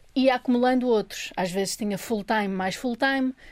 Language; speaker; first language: Portuguese; native; Portuguese